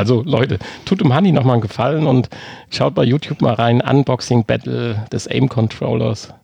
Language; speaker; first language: German; native; German